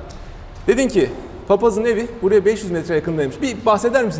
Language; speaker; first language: Turkish; native; Turkish